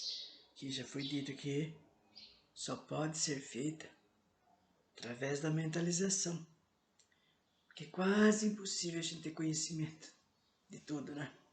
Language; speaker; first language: Portuguese; native; Portuguese